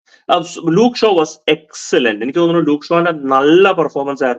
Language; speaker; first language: English; non-native, local second language; Malayalam